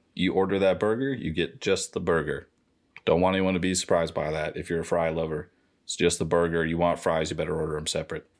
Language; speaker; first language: English; native; English